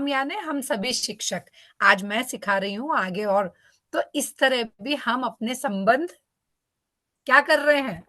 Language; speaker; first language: Hindi; native; Hindi